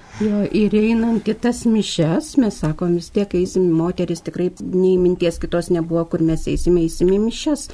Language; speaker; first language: Lithuanian; native; Lithuanian